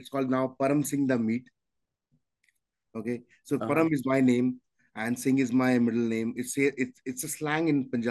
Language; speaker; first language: English; non-native, local second language; Punjabi